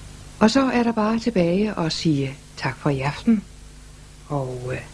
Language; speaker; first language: Danish; native; Danish